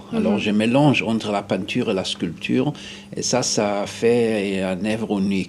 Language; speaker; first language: French; non-native, fluent; Hebrew